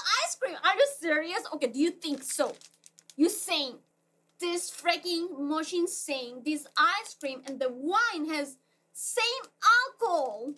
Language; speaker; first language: English; non-native, fluent; Korean